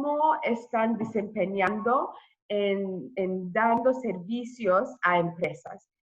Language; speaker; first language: Spanish; non-native, fluent; English